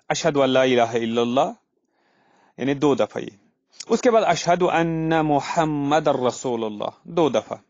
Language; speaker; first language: Urdu; non-native, local second language; Kashmiri